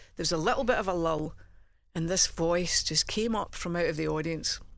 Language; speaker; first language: English; native; English